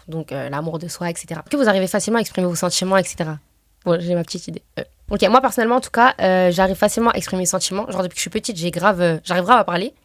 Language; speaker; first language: French; early bilingual, other home language; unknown